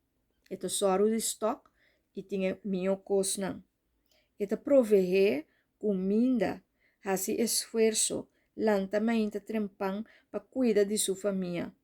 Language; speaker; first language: Portuguese; non-native, learner; Papiamento